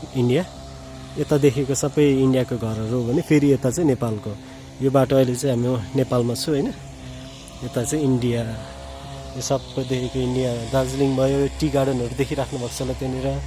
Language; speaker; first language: Nepali; native; Nepali